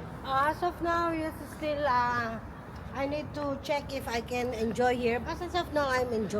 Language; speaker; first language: English; non-native, local second language; Filipino